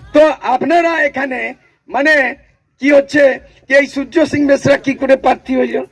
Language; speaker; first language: Bangla; non-native, local second language; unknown